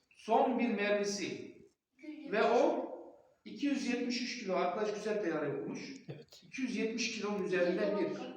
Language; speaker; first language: Turkish; non-native, local second language; Kurdish